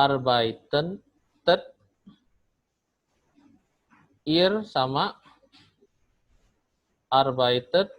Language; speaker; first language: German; non-native, fluent; Indonesian